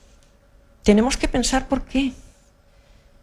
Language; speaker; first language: Spanish; native; Spanish